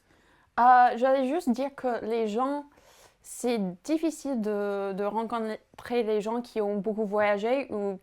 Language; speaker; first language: French; non-native, fluent; English